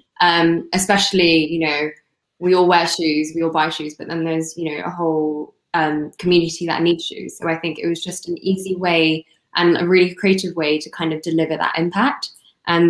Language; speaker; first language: English; non-native, local second language; Cantonese